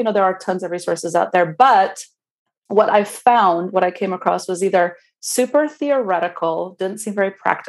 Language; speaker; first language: English; non-native, fluent; Romanian